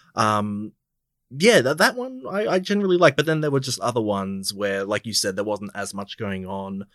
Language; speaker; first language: English; non-native, fluent; Polish